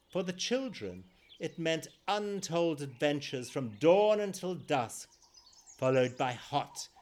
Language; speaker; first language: English; native; English